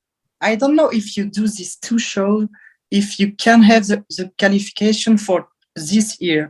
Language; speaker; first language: English; non-native, learner; French